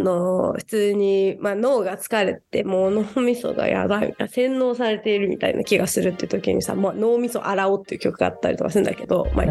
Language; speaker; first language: Japanese; native; Japanese